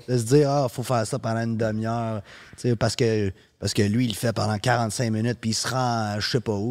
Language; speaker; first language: French; early bilingual, heritage; French